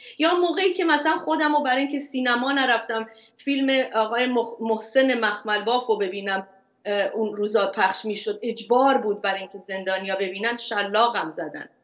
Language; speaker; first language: Persian; non-native, local second language; Kurdish